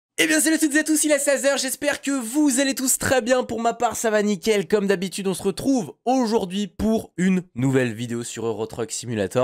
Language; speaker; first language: French; native; French